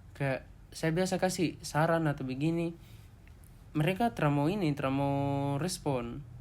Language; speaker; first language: Indonesian; native; Indonesian